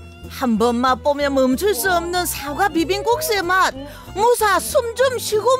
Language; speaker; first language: Korean; native; Korean